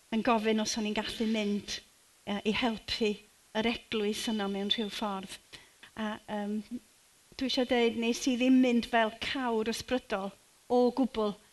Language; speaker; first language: Welsh; native; Welsh